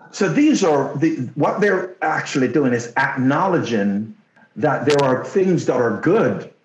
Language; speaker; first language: English; non-native, local second language; Jamaican Creole English